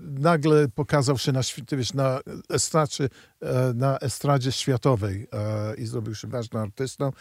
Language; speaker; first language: Polish; non-native, fluent; English